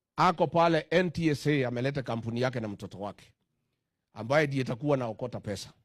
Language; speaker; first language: Swahili; non-native, local second language; Kikuyu